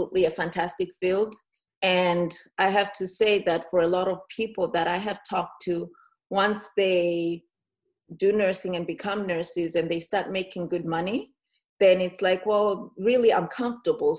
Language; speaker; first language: English; non-native, local second language; Shona